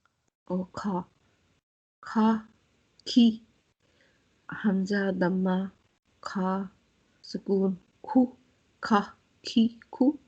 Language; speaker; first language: Arabic; non-native, learner; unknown